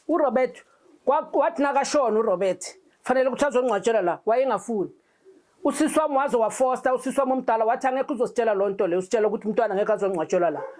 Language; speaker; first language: Zulu; native; Zulu